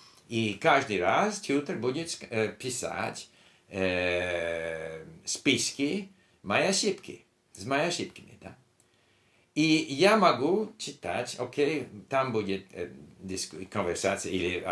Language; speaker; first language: Russian; non-native, learner; English